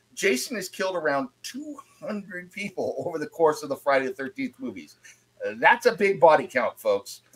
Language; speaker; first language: English; native; English